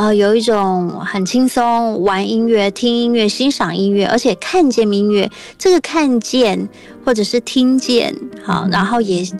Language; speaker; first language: Chinese; non-native, local second language; Hakka Chinese